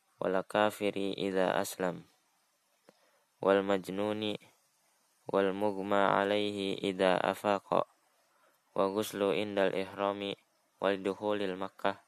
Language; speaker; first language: Arabic; non-native, learner; Indonesian